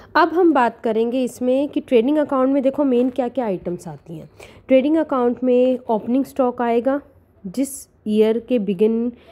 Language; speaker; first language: Hindi; non-native, local second language; Punjabi